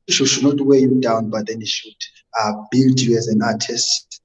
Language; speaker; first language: English; non-native, local second language; North Ndebele